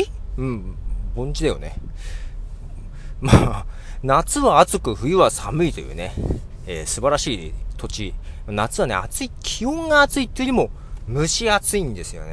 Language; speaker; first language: Japanese; native; Japanese